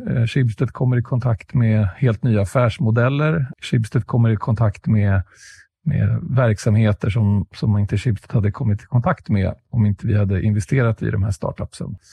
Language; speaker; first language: Swedish; native; Swedish